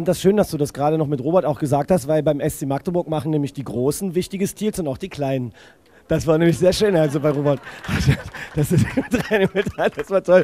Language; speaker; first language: German; native; German